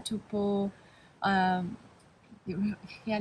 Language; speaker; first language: French; non-native, learner; Spanish